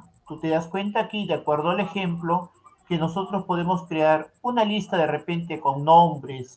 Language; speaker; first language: Spanish; native; Spanish